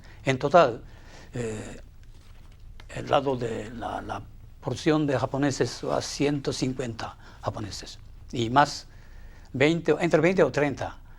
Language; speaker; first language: Spanish; non-native, fluent; Japanese